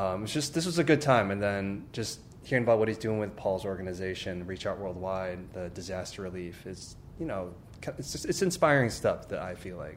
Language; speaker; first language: English; native; English